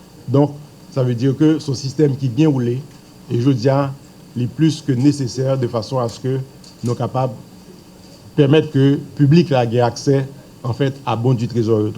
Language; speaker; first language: French; non-native, local second language; Haitian Creole